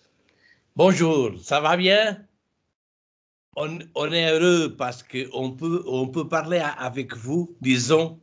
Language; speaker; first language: French; non-native, fluent; Portuguese